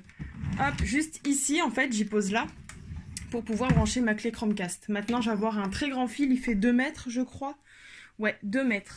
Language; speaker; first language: French; native; French